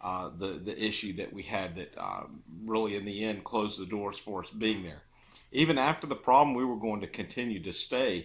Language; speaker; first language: English; native; English